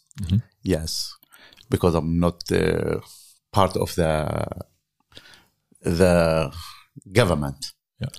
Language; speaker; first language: English; non-native, learner; Arabic